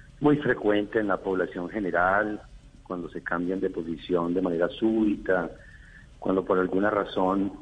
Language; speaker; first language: Spanish; native; Spanish